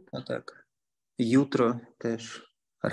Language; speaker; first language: Polish; non-native, learner; Russian